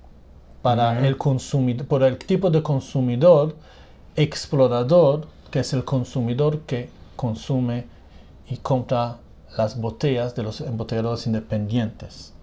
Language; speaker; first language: Spanish; non-native, fluent; English